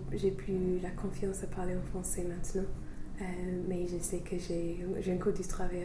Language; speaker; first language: French; non-native, fluent; English